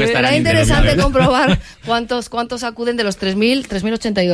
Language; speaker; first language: Spanish; native; Spanish